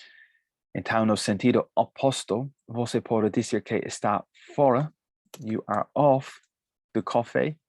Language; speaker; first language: Portuguese; non-native, fluent; Spanish